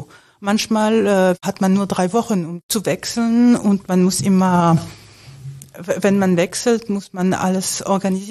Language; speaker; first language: German; non-native, fluent; French